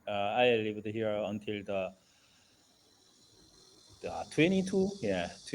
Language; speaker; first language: English; non-native, learner; Korean